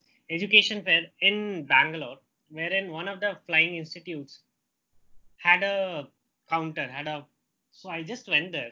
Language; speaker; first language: English; non-native, local second language; Hindi